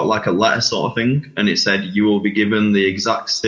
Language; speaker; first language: English; native; English